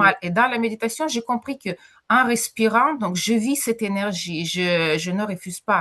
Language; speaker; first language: French; non-native, fluent; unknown